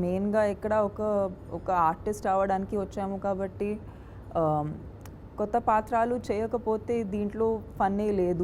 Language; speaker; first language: Telugu; non-native, fluent; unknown